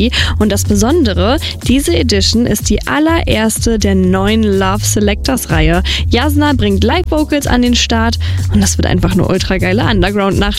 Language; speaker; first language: German; native; German